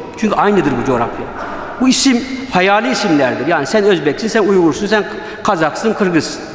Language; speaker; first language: Turkish; early bilingual, other home language; Uyghur